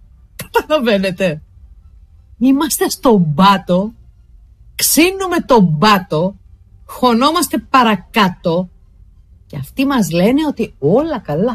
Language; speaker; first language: Greek; native; Greek